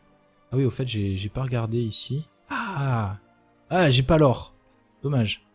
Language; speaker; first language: French; native; French